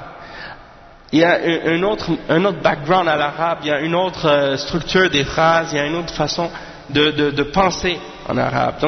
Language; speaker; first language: French; native; French